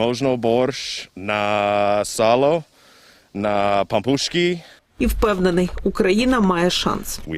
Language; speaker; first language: Ukrainian; native; Ukrainian